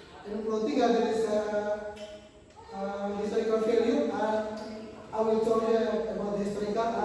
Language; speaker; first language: English; non-native, learner; Indonesian